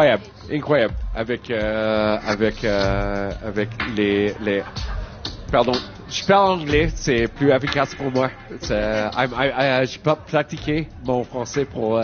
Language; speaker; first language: French; non-native, learner; English